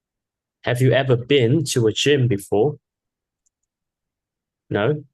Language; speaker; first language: English; non-native, fluent; Vietnamese